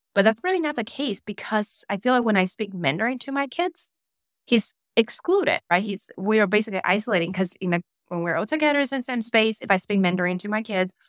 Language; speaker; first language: English; non-native, fluent; Chinese